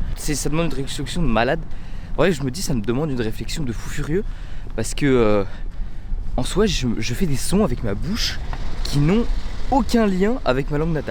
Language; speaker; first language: French; native; French